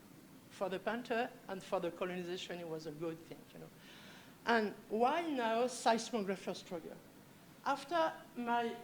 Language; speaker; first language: English; non-native, learner; French